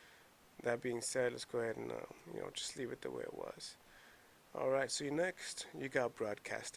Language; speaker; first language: English; native; English